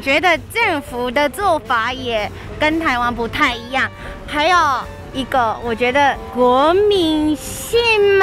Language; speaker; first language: Chinese; non-native, fluent; Japanese